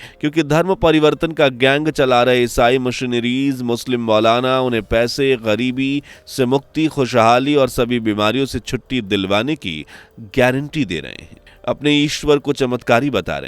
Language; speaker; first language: Hindi; native; Hindi